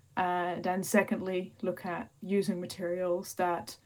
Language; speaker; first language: English; non-native, fluent; Dutch